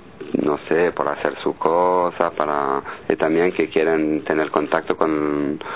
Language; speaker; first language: Spanish; non-native, fluent; French